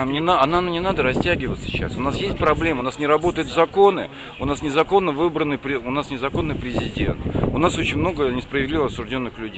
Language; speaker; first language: Russian; native; Russian